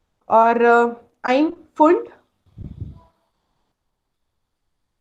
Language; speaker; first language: German; non-native, fluent; Hindi